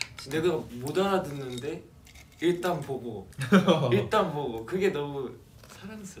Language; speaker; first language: Korean; early bilingual, heritage; Korean